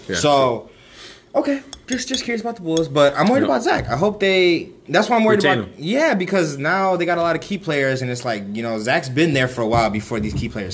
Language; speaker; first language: English; native; English